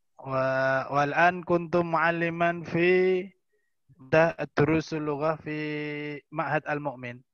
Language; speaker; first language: Arabic; non-native, learner; Indonesian